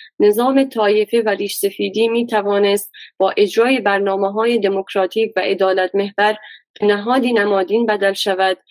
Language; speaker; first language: Persian; non-native, local second language; Baluchi